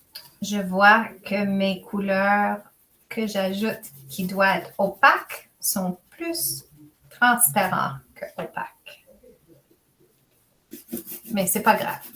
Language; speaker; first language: French; non-native, fluent; English